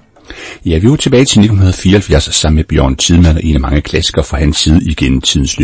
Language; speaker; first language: Danish; native; Danish